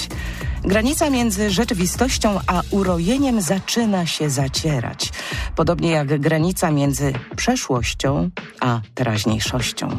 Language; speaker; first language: Polish; native; Polish